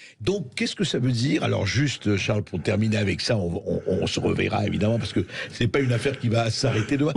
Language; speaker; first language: French; native; French